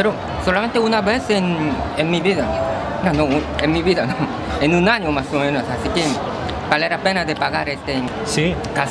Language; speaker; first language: Spanish; non-native, fluent; Korean